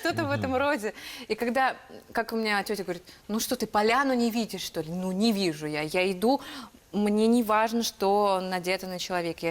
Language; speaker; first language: Russian; native; Russian